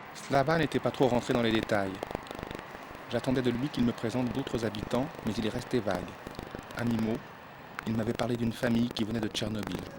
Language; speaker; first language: French; native; French